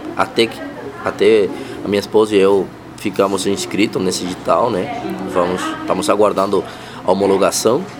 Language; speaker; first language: Portuguese; non-native, fluent; Spanish